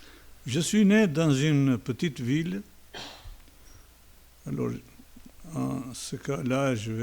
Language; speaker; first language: French; non-native, fluent; Albanian